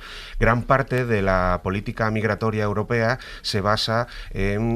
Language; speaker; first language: Spanish; native; Spanish